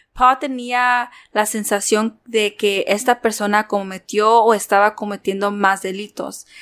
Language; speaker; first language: Spanish; early bilingual, heritage; Spanish